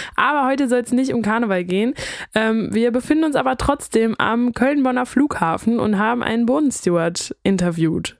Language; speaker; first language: German; native; German